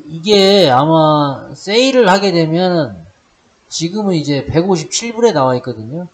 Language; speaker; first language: Korean; native; Korean